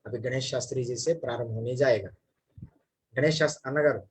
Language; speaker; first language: Hindi; non-native, local second language; Kannada